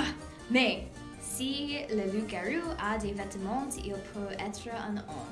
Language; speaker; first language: French; non-native, learner; English